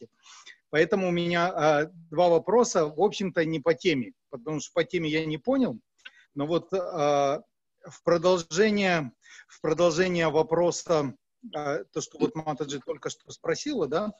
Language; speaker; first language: Russian; native; Russian